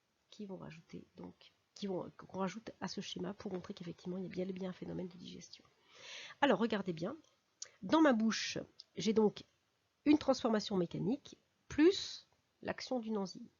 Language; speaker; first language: French; native; French